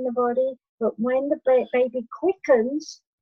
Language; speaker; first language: English; native; English